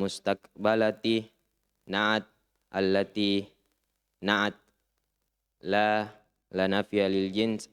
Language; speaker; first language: Arabic; non-native, learner; Indonesian